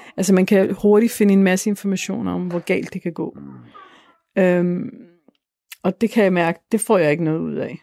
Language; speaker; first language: Danish; native; Danish